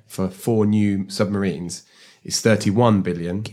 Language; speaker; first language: English; native; English